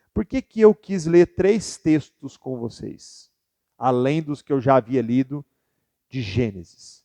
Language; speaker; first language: Portuguese; native; Portuguese